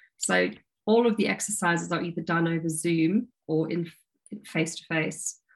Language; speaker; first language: English; native; English